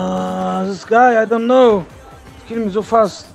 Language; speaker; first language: English; non-native, learner; Turkish